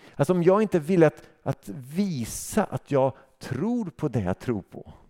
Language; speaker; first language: Swedish; native; Swedish